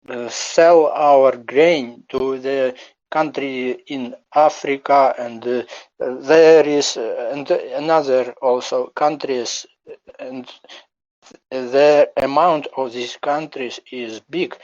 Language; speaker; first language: English; non-native, learner; Ukrainian